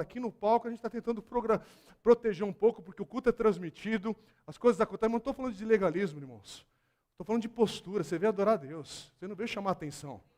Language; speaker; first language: Portuguese; native; Portuguese